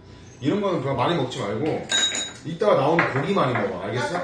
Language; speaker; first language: Korean; native; Korean